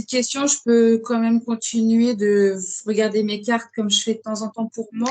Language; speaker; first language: French; native; French